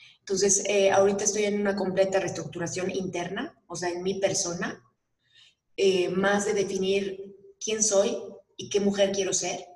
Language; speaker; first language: Spanish; native; Spanish